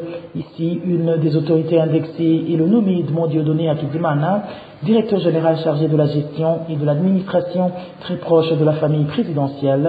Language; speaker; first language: French; non-native, local second language; Rundi